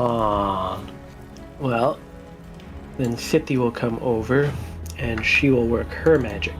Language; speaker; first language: English; native; English